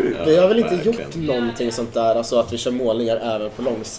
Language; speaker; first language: Swedish; native; Swedish